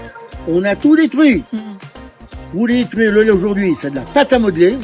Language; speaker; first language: French; native; French